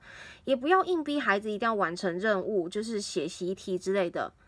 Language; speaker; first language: Chinese; native; Chinese